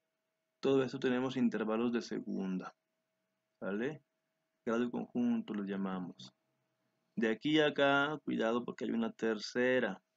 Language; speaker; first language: Spanish; native; Spanish